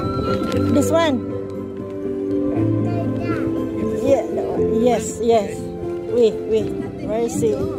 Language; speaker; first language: English; non-native, learner; Filipino